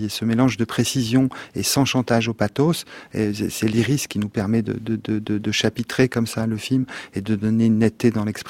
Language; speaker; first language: French; native; French